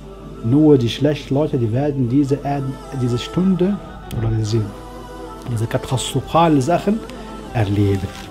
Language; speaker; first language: German; non-native, learner; Arabic